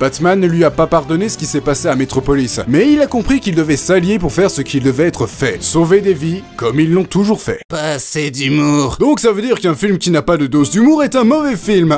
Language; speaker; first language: French; native; French